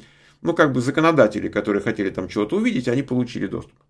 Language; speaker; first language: Russian; native; Russian